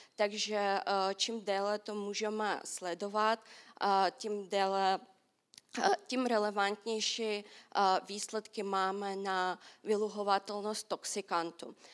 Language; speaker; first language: Czech; non-native, fluent; Russian